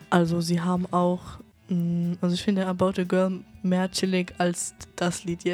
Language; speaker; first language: German; native; German